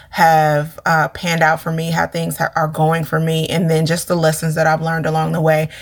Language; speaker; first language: English; native; English